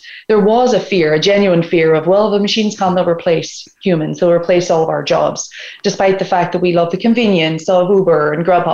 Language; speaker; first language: English; native; English